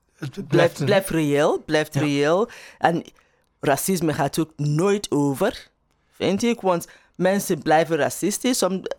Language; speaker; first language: Dutch; non-native, fluent; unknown